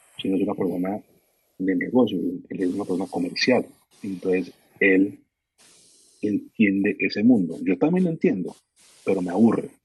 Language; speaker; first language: Spanish; native; Spanish